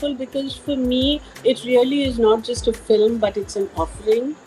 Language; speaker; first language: English; non-native, local second language; Hindi